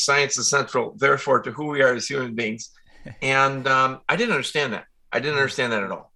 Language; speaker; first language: English; native; English